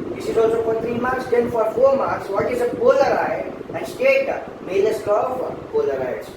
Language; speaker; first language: English; non-native, local second language; Kannada